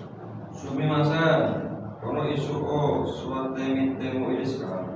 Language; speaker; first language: Japanese; non-native, learner; Indonesian